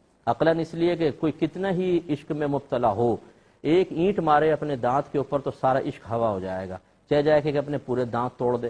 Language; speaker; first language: Urdu; native; Urdu